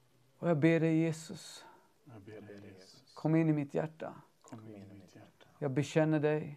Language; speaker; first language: Swedish; native; Swedish